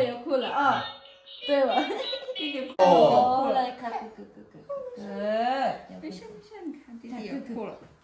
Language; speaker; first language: Chinese; non-native, fluent; Lao